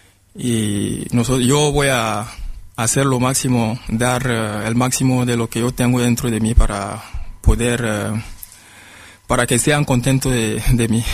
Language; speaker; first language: Spanish; non-native, fluent; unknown